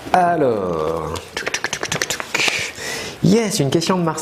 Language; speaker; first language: French; native; French